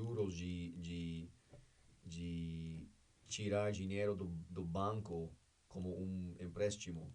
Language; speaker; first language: Portuguese; non-native, learner; English